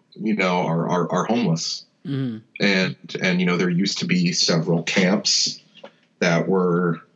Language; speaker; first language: English; native; English